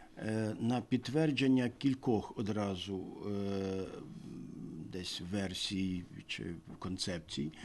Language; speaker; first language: Ukrainian; native; Ukrainian